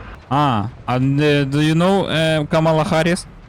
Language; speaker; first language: English; non-native, learner; Ukrainian